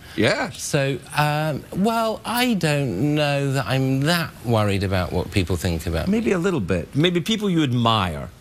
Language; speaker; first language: English; native; English